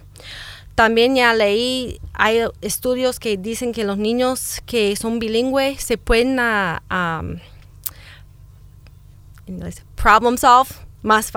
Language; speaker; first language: Spanish; non-native, fluent; English